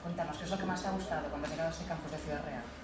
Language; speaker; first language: Spanish; native; Spanish